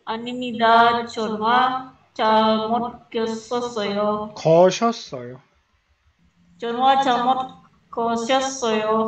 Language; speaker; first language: Korean; non-native, learner; Indonesian